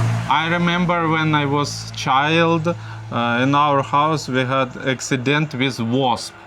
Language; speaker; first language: English; non-native, learner; Russian